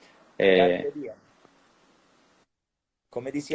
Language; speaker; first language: Spanish; non-native, fluent; Italian